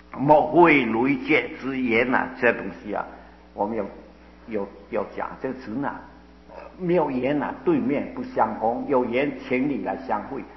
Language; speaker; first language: Chinese; non-native, local second language; Cantonese